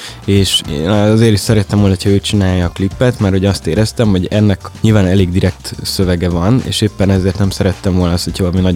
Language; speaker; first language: Hungarian; native; Hungarian